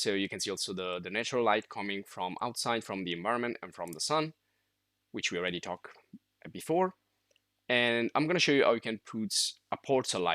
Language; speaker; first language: English; non-native, fluent; Italian